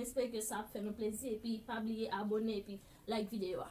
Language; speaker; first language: French; non-native, learner; Haitian Creole